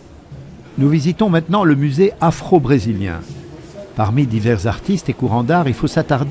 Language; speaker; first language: French; native; French